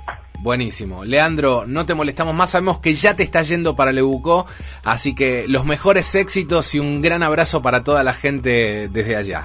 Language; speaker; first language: Spanish; native; Spanish